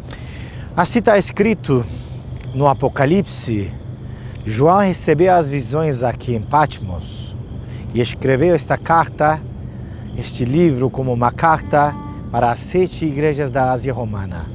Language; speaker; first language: Portuguese; non-native, fluent; Turkish